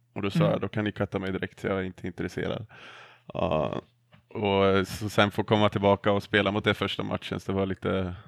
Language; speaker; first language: Swedish; native; Swedish